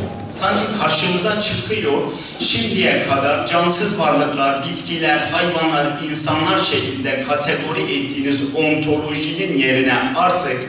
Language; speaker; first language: Turkish; native; Turkish